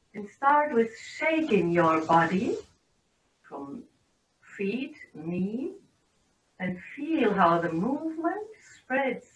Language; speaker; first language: English; non-native, fluent; German